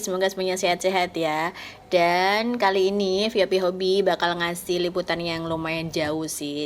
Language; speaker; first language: Indonesian; native; Indonesian